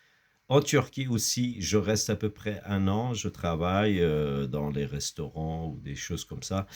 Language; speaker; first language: French; non-native, fluent; Kurdish